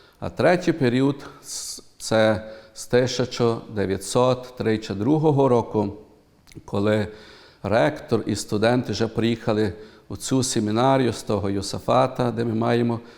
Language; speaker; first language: Ukrainian; early bilingual, heritage; Ukrainian